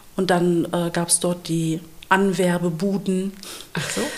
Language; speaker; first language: German; native; German